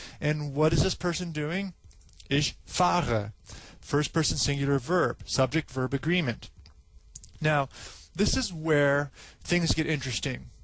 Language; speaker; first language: English; native; English